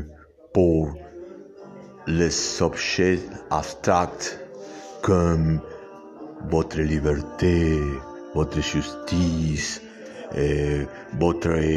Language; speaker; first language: French; non-native, learner; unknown